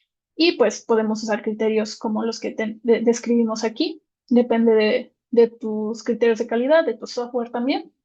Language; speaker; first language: Spanish; native; Spanish